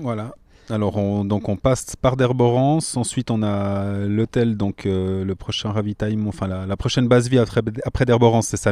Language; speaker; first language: French; native; French